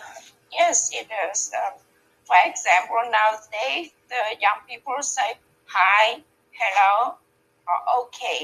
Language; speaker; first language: English; non-native, learner; Vietnamese